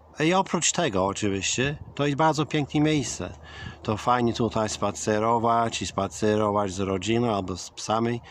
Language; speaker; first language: Polish; early bilingual, heritage; English